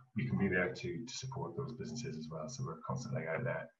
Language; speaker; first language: English; native; English